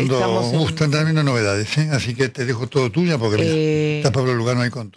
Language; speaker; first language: Spanish; native; Spanish